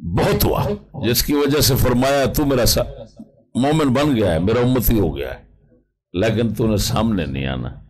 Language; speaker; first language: Urdu; non-native, local second language; Punjabi